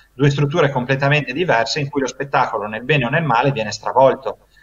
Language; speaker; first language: Italian; native; Italian